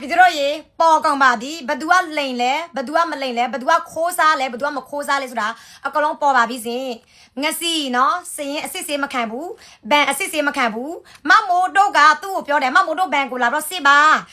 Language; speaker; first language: Burmese; native; Burmese